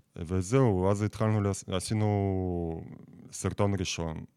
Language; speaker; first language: Hebrew; non-native, fluent; Russian